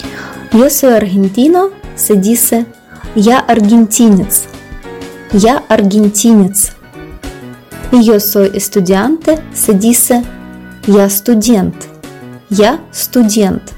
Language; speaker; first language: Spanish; non-native, fluent; Russian